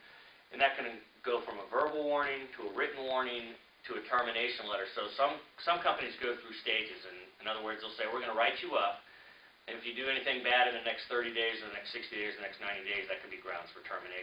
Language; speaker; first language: English; native; English